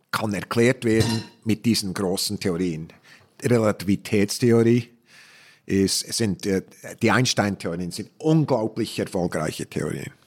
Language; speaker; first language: German; native; German